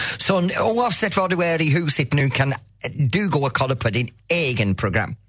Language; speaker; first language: Swedish; non-native, fluent; English